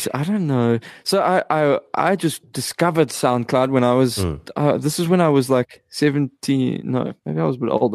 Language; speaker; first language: English; native; English